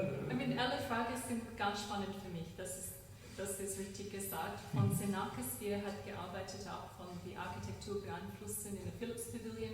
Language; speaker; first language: German; non-native, learner; English